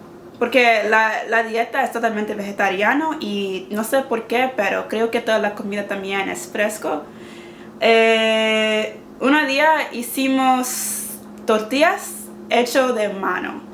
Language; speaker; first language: Spanish; non-native, learner; English